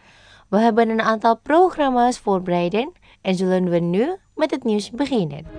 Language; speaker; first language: Dutch; non-native, fluent; Indonesian